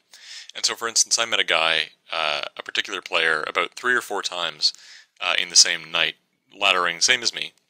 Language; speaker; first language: English; native; English